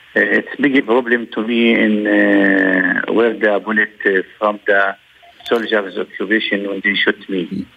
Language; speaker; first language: English; non-native, learner; Arabic